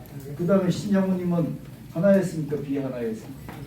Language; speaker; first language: Korean; native; Korean